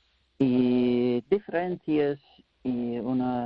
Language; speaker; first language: Spanish; non-native, learner; English